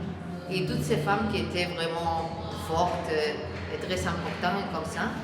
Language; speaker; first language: French; non-native, learner; Spanish